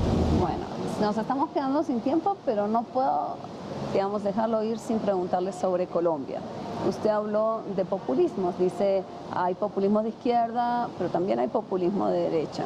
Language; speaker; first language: Spanish; native; Spanish